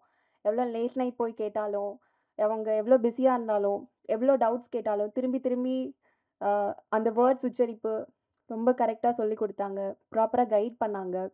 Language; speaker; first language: Tamil; non-native, fluent; Telugu